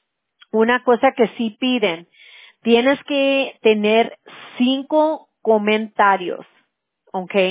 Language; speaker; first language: Spanish; early bilingual, heritage; Spanish